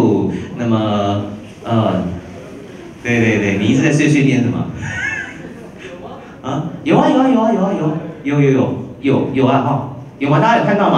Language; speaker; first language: Chinese; native; Chinese